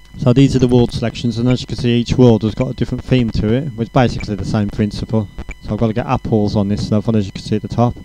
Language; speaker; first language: English; native; English